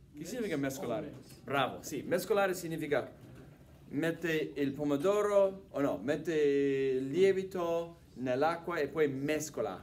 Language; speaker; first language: Italian; non-native, fluent; English